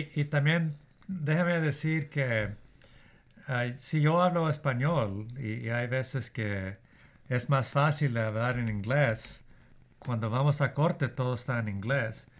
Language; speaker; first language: Spanish; early bilingual, heritage; Spanish